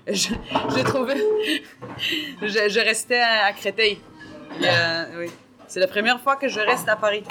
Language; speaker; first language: French; non-native, learner; Hebrew